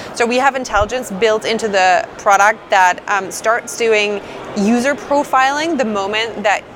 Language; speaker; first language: English; non-native, fluent; German